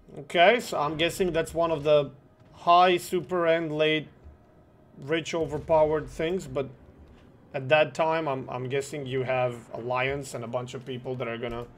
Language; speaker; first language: English; non-native, fluent; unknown